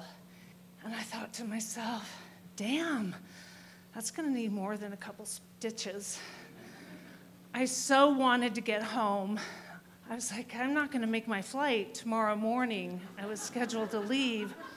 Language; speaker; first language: English; native; English